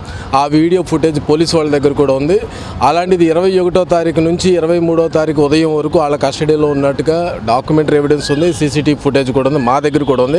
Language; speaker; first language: Telugu; native; Telugu